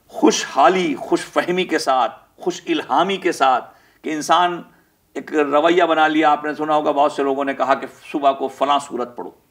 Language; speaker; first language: Urdu; native; Urdu